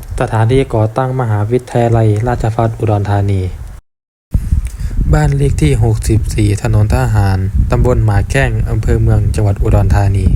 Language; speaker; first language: Thai; native; Thai